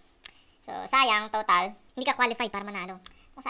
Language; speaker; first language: Filipino; native; Filipino